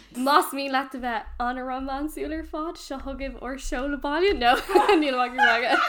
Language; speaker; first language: Irish; non-native, local second language; English